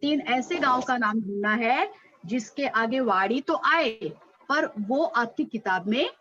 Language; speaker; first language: Hindi; non-native, local second language; Marathi